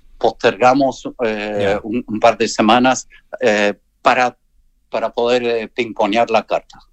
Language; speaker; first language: Spanish; non-native, fluent; English